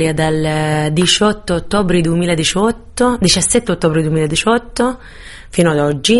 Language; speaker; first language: Italian; non-native, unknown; Arabic